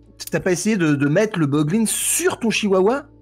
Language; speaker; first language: French; native; French